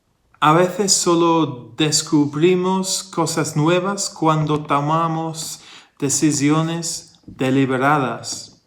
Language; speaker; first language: Spanish; non-native, fluent; English